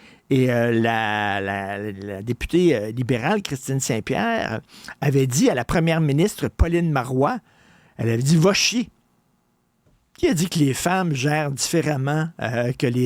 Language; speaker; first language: French; native; French